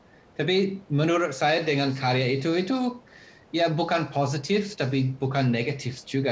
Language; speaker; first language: Indonesian; non-native, fluent; English